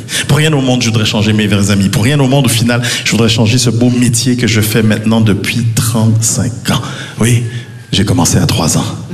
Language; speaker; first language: French; native; French